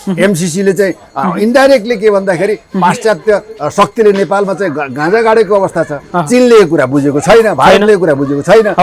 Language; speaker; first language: Nepali; native; Nepali